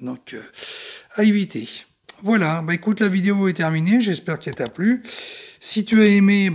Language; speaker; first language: French; native; French